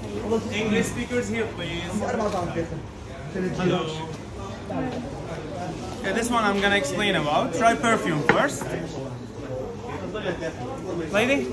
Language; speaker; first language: English; non-native, learner; Turkish